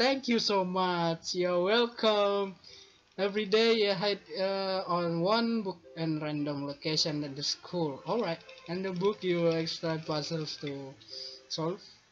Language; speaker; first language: English; non-native, learner; Indonesian